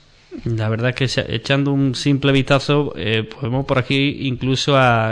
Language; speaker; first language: Spanish; native; Spanish